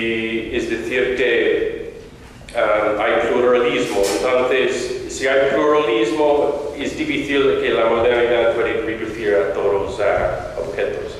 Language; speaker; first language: Spanish; non-native, fluent; English